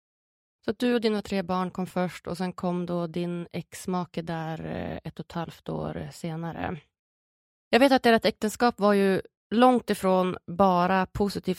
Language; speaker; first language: Swedish; native; Swedish